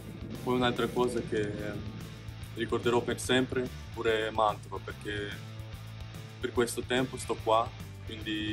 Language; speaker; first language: Italian; non-native, fluent; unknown